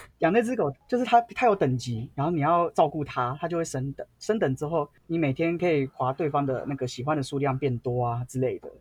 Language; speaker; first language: Chinese; native; Chinese